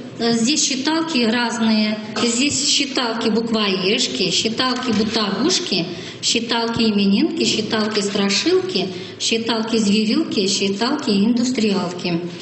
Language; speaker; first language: Russian; non-native, local second language; Chuvash